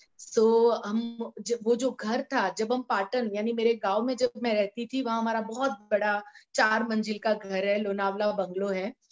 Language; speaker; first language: Hindi; non-native, local second language; Gujarati